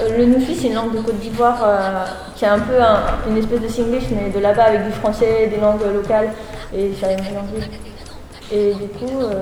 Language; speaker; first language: French; early bilingual, other home language; Thai